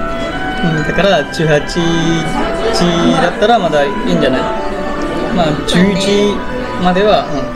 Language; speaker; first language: Japanese; non-native, fluent; Indonesian